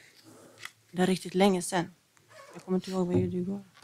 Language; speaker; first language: Swedish; non-native, fluent; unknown